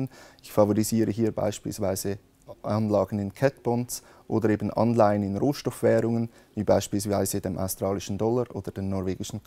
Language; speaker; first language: German; native; German